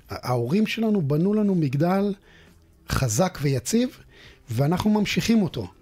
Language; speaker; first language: Hebrew; native; Hebrew